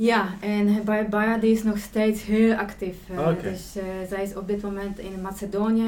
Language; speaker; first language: Dutch; non-native, fluent; Polish